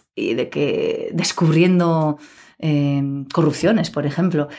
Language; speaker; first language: Spanish; native; Spanish